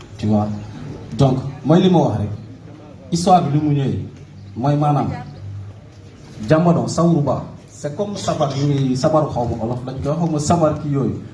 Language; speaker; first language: Wolof; non-native, local second language; Mandingo